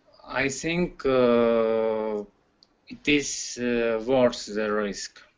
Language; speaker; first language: English; non-native, learner; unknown